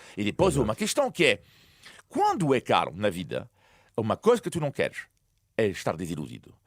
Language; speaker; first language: Portuguese; non-native, fluent; French